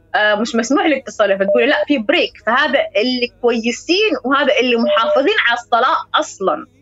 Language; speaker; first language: Arabic; non-native, fluent; Somali